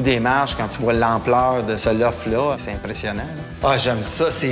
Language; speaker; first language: French; native; French